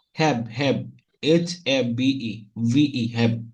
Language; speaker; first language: English; non-native, fluent; Bangla